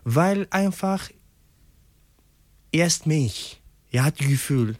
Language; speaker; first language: German; non-native, learner; Arabic